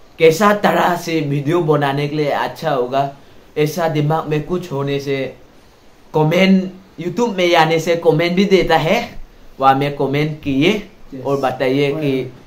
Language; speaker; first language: Hindi; non-native, local second language; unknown